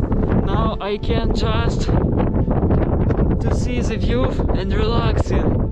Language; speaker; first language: English; non-native, learner; Russian